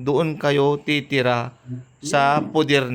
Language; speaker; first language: Filipino; native; Filipino